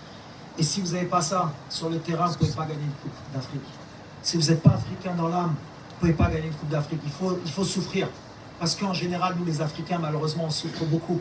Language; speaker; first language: French; native; French